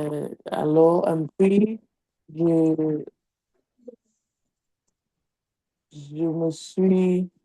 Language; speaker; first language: French; non-native, learner; English